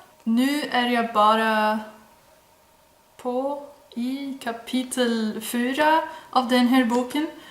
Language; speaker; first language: Swedish; non-native, learner; Dutch